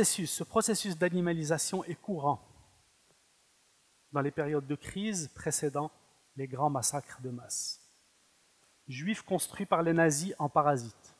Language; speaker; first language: French; non-native, fluent; Arabic